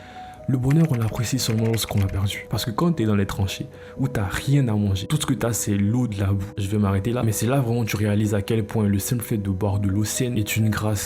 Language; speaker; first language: French; native; French